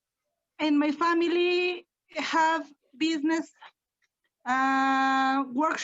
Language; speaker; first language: English; non-native, learner; Spanish